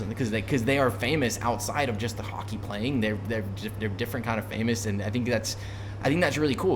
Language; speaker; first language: English; native; English